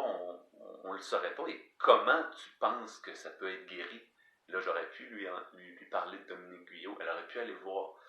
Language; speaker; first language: French; native; French